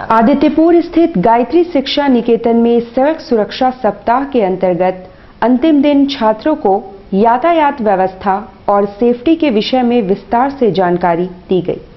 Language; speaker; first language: Hindi; native; Hindi